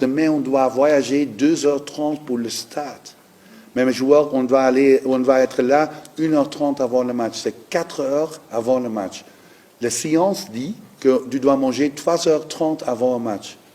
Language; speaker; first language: French; non-native, learner; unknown